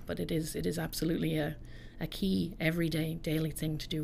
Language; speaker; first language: English; native; English